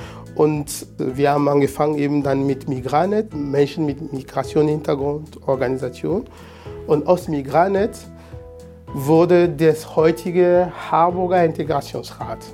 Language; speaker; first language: German; non-native, fluent; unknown